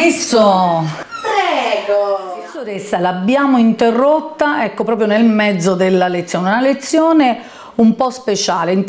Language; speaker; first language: Italian; native; Italian